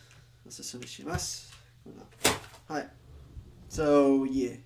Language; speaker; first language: Japanese; non-native, learner; English